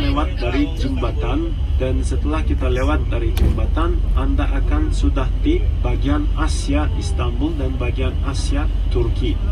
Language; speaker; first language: Indonesian; non-native, fluent; Turkish